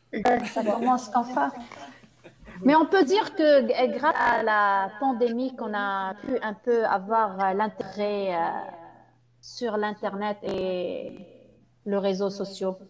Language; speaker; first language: French; non-native, fluent; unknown